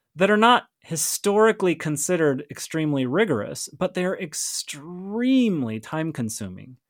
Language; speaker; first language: English; native; English